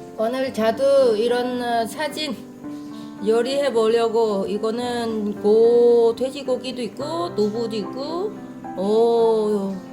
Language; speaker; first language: Korean; non-native, learner; Vietnamese